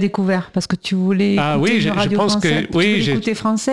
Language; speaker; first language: French; native; French